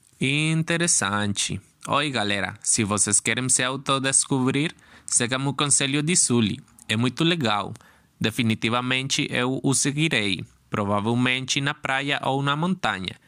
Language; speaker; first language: Portuguese; non-native, learner; Spanish